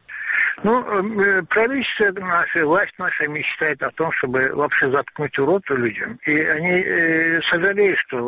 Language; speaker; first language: Russian; non-native, local second language; Azerbaijani